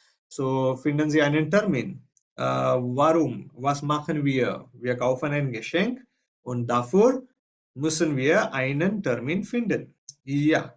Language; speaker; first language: German; non-native, fluent; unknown